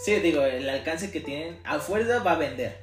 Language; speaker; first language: Spanish; native; Spanish